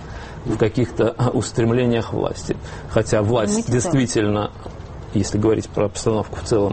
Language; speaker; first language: Russian; native; Russian